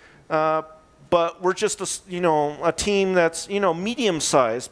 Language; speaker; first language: English; native; English